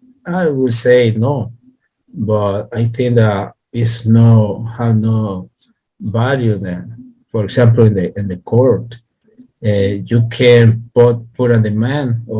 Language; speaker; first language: English; non-native, learner; Spanish